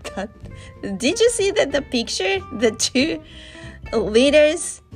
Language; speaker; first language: English; non-native, learner; Japanese